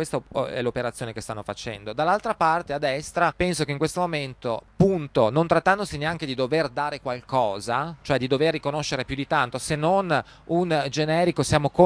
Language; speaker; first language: Italian; native; Italian